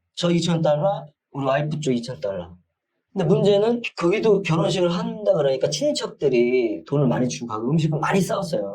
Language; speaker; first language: Korean; native; Korean